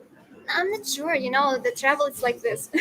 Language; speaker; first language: English; non-native, fluent; Russian